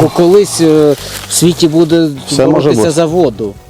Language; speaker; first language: Ukrainian; native; Ukrainian